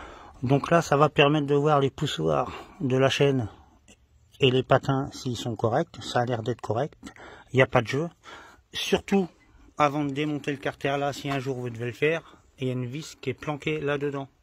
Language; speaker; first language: French; native; French